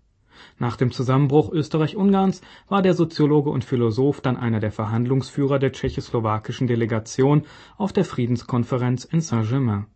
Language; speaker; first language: German; native; German